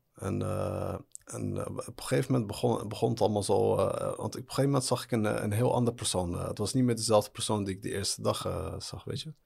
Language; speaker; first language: Dutch; early bilingual, other home language; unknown